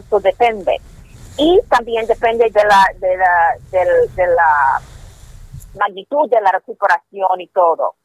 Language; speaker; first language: Spanish; non-native, fluent; English